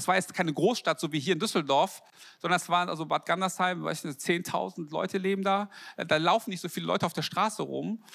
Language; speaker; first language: German; early bilingual, other home language; Korean